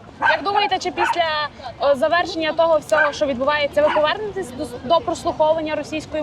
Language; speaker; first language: Ukrainian; native; Ukrainian